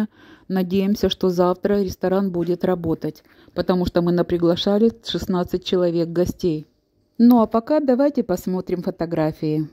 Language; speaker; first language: Russian; native; Russian